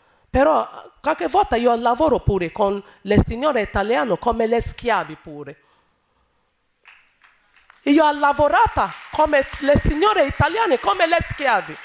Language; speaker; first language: Italian; non-native, learner; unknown